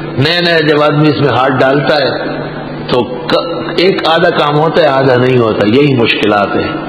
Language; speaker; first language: Urdu; non-native, local second language; Pashto